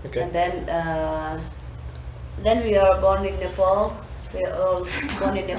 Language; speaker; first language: English; non-native, learner; Tibetan